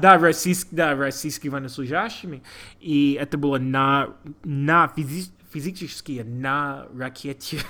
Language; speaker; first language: Russian; non-native, learner; English